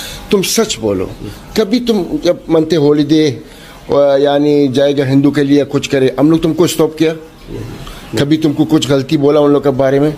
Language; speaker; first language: Hindi; non-native, learner; Arabic